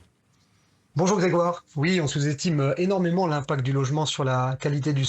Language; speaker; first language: French; native; French